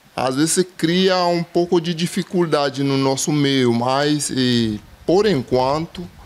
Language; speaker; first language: Portuguese; non-native, fluent; Haitian Creole